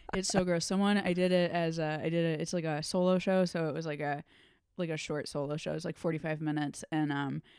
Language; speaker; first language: English; native; English